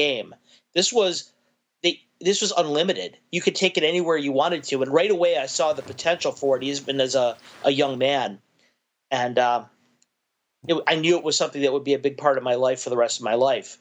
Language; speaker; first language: English; native; English